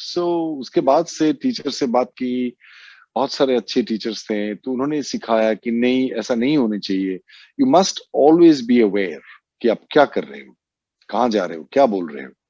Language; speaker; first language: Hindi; non-native, local second language; Assamese